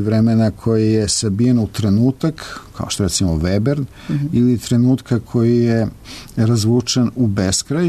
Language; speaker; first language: Serbian; native; Serbian